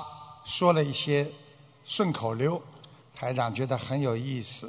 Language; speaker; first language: Chinese; native; Chinese